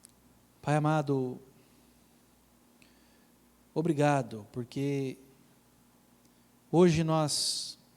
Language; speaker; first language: Portuguese; native; Portuguese